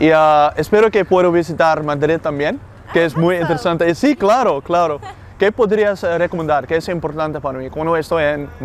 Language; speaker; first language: Spanish; non-native, learner; Dutch